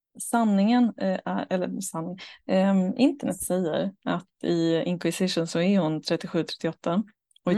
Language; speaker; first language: Swedish; native; Swedish